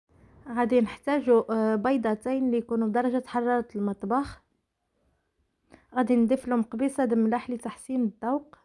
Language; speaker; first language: Arabic; native; Arabic